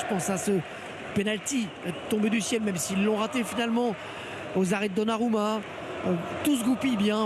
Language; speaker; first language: French; native; French